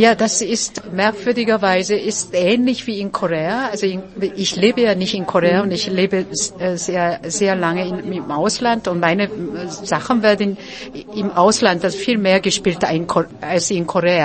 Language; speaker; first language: German; non-native, fluent; Korean